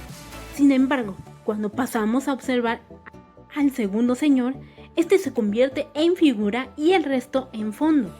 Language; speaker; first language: Spanish; native; Spanish